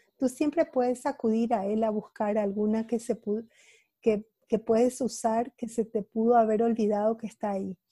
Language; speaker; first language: Spanish; native; Spanish